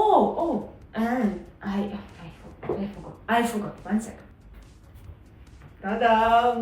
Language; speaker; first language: English; non-native, learner; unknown